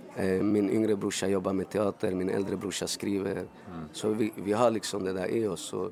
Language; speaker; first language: Swedish; early bilingual, other home language; Spanish